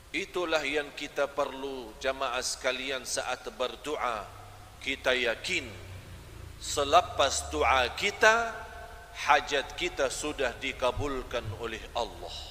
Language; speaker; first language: Malay; non-native, fluent; Arabic